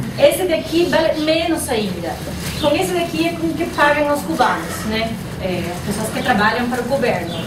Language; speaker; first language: Portuguese; non-native, fluent; Spanish